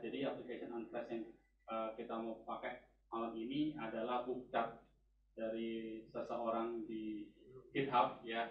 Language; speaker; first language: Indonesian; native; Indonesian